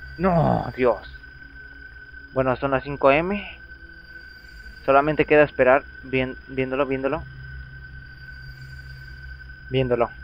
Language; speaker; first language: Spanish; native; Spanish